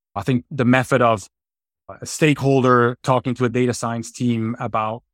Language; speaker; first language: English; non-native, fluent; German